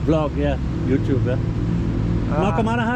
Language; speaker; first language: Indonesian; non-native, learner; English